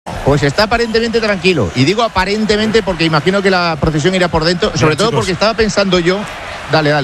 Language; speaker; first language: Spanish; native; Spanish